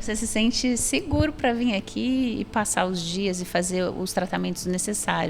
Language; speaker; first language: Portuguese; native; Portuguese